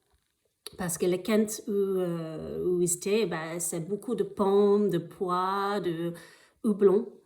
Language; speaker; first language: French; non-native, fluent; English